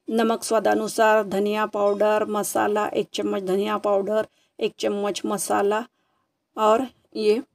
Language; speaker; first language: Hindi; non-native, local second language; Marathi